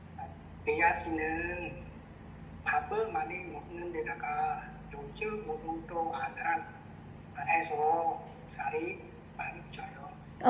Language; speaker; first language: Korean; non-native, learner; Vietnamese